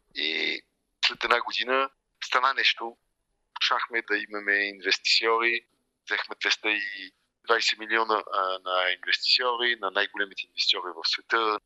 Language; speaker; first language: Bulgarian; early bilingual, heritage; Bulgarian